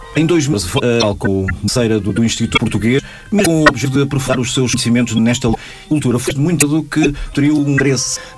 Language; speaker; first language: Portuguese; native; Portuguese